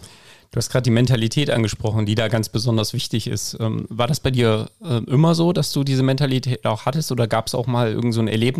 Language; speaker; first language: German; native; German